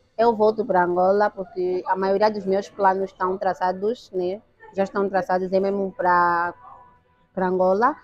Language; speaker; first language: Portuguese; native; Portuguese